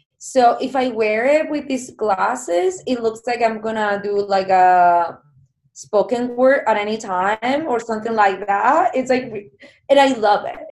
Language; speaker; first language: English; non-native, fluent; Spanish